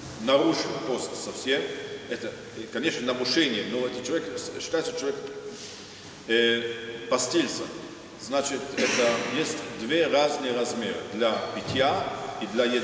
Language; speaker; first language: Russian; non-native, fluent; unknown